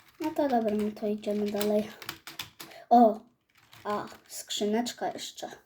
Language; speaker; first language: Polish; native; Polish